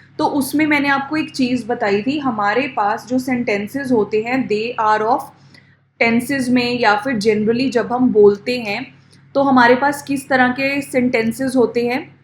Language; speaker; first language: Hindi; native; Hindi